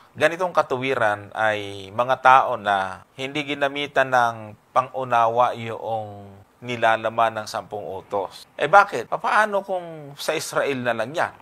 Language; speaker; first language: Filipino; non-native, local second language; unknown